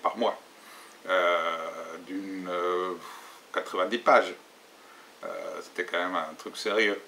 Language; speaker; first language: French; non-native, fluent; Spanish